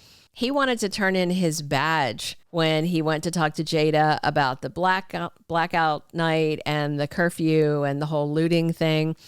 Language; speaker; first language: English; native; English